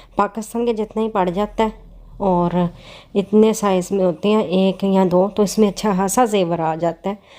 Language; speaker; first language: Urdu; non-native, local second language; Punjabi